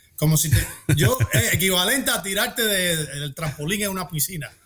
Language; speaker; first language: Spanish; early bilingual, heritage; Spanish